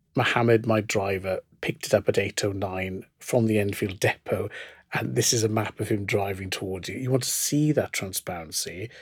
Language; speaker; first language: English; native; English